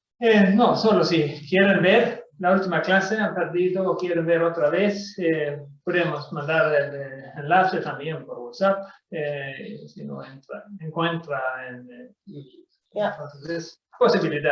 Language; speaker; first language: Spanish; non-native, fluent; Swedish